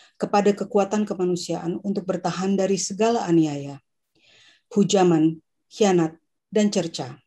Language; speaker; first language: English; non-native, fluent; Indonesian